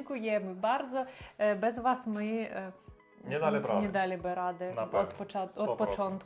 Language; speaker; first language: Polish; non-native, learner; Russian